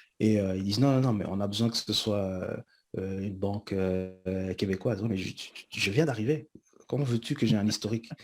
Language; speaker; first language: French; early bilingual, other home language; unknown